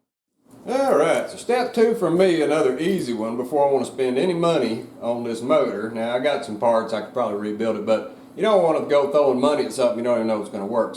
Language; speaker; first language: English; native; English